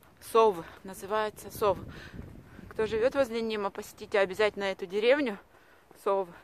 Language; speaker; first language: Russian; native; Russian